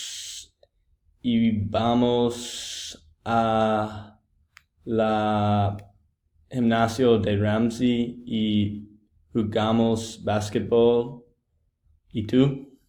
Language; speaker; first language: Spanish; non-native, learner; English